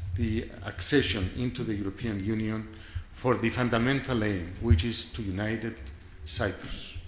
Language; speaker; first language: English; non-native, fluent; Greek